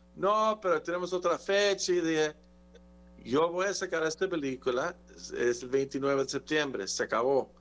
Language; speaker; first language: Spanish; native; Spanish